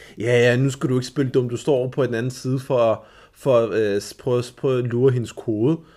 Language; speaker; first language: Danish; early bilingual, other home language; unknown